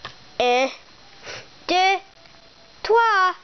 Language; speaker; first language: French; non-native, learner; English